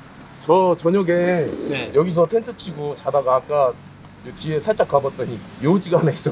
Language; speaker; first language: Korean; native; Korean